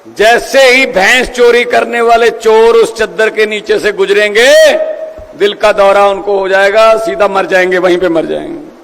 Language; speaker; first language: Hindi; non-native, local second language; Punjabi